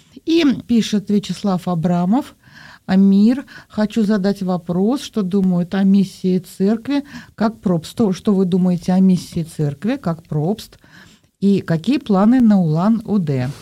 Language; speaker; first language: Russian; native; Russian